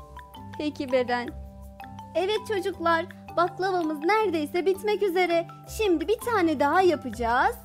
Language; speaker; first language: Turkish; native; Turkish